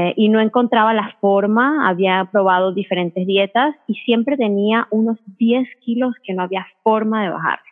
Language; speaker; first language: Spanish; native; Spanish